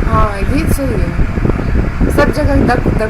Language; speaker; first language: Hindi; non-native, fluent; Russian